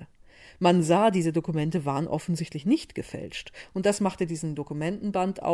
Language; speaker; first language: German; native; German